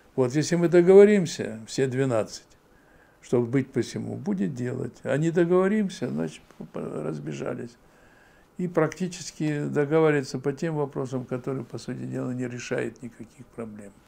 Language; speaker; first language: Russian; native; Russian